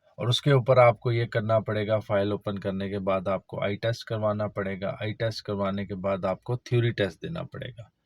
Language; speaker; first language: Urdu; non-native, local second language; Punjabi